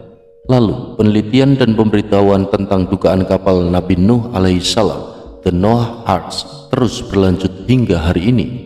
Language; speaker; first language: Indonesian; native; Indonesian